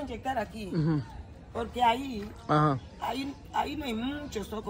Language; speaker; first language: Spanish; non-native, local second language; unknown